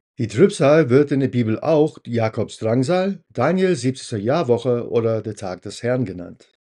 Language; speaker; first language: German; non-native, fluent; English